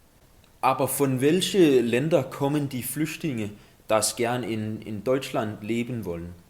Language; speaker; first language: German; non-native, learner; Danish